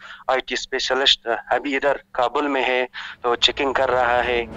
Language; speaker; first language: Hindi; non-native, learner; Persian